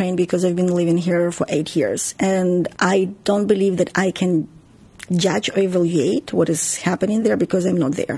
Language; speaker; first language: English; non-native, fluent; Ukrainian